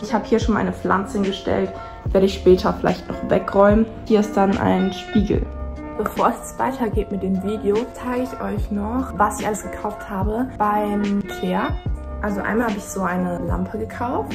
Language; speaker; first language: German; native; German